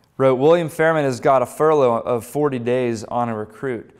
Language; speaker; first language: English; native; English